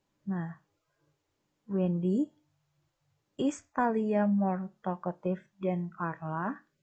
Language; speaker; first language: English; non-native, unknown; Indonesian